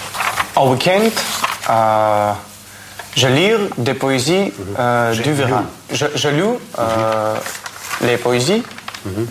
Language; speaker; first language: French; non-native, learner; Russian